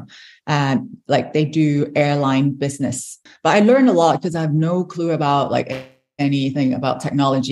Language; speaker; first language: English; non-native, local second language; Cantonese